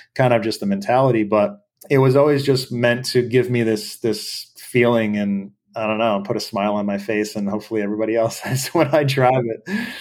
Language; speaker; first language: English; native; English